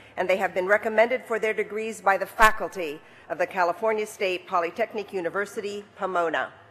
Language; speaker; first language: English; native; English